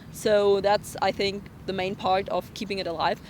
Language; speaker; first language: English; non-native, fluent; German